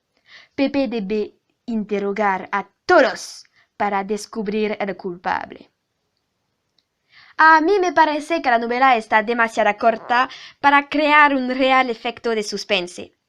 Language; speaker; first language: Spanish; non-native, learner; French